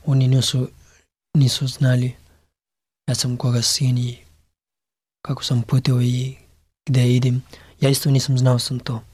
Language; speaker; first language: Serbian; non-native, learner; Pashto